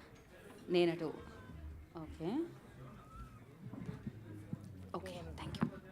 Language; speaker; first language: Telugu; native; Telugu